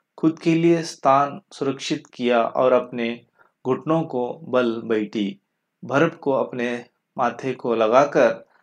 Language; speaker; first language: Hindi; non-native, local second language; Kannada